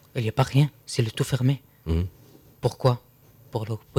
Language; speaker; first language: French; non-native, learner; Arabic